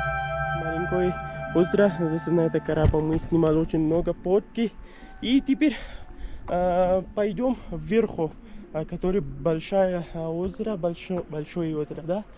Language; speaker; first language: Russian; non-native, learner; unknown